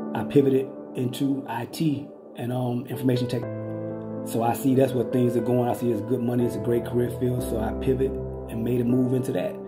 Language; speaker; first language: English; native; English